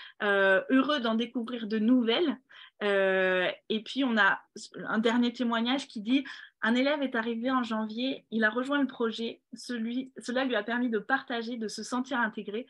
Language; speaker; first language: French; native; French